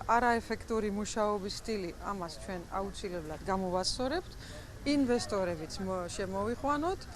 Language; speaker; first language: Georgian; non-native, fluent; Dutch